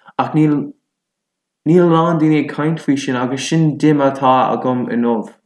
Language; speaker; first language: Irish; non-native, local second language; English